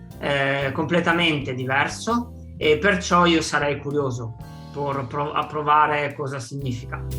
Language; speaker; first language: Italian; non-native, fluent; Spanish